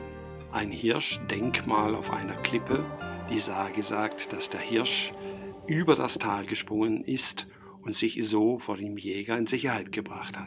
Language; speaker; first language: German; native; German